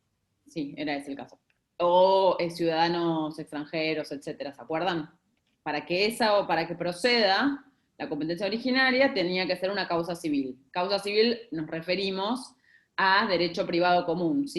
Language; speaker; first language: Spanish; native; Spanish